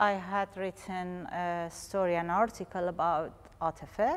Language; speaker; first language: English; non-native, learner; Persian